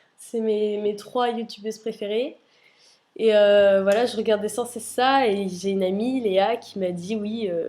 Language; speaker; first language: French; early bilingual, other home language; Arabic